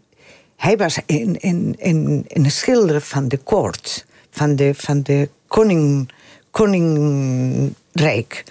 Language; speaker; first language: Dutch; non-native, fluent; Spanish